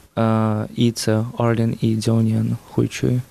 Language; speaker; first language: Chinese; non-native, learner; Ukrainian